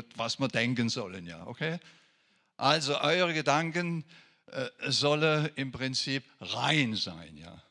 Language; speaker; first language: German; non-native, fluent; French